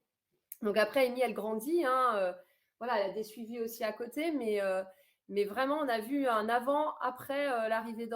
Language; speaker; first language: French; native; French